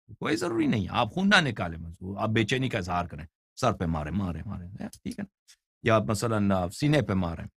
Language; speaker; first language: Urdu; non-native, fluent; Persian